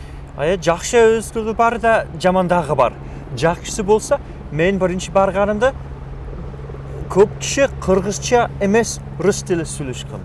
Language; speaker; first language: Kyrgyz; non-native, fluent; English